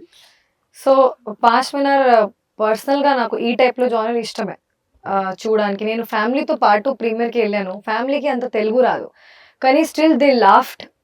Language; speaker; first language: Telugu; non-native, local second language; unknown